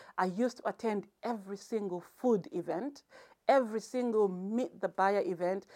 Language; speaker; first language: English; non-native, local second language; Shona